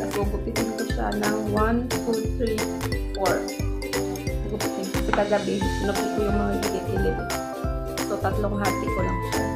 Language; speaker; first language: Filipino; non-native, local second language; Cebuano